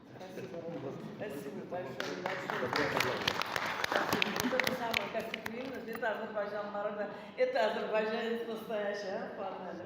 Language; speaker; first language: Russian; non-native, local second language; Azerbaijani